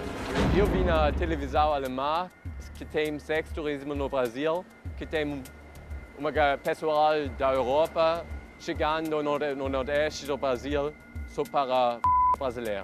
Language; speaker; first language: Portuguese; non-native, learner; German